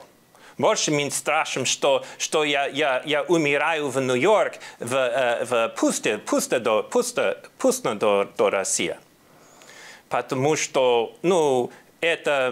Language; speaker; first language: Russian; non-native, learner; English